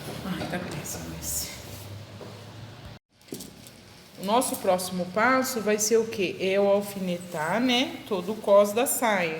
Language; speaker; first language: Portuguese; native; Portuguese